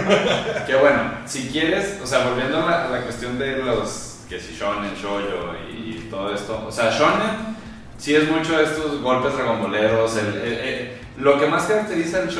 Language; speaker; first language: Spanish; native; Spanish